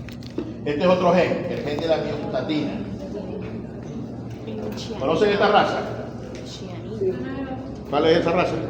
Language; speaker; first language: Spanish; native; Spanish